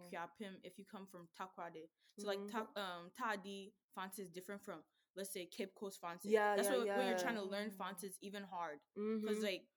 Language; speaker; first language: English; native; English